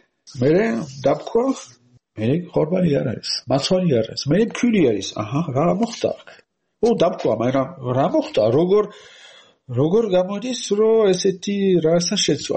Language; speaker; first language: Georgian; non-native, learner; French